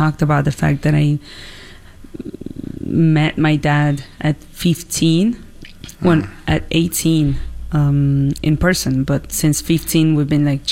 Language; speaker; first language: English; non-native, fluent; Italian